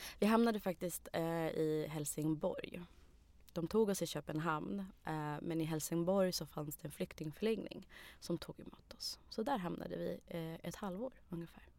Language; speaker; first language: Swedish; early bilingual, other home language; Arabic